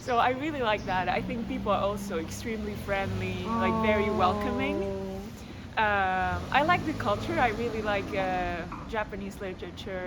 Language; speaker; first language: English; non-native, fluent; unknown